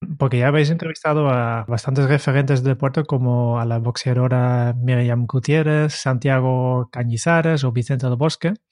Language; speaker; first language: Spanish; non-native, fluent; Dutch